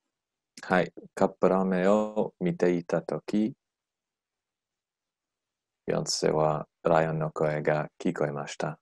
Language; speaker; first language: Japanese; non-native, learner; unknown